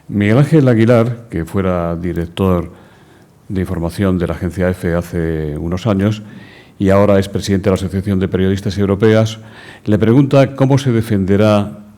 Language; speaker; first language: Spanish; native; Spanish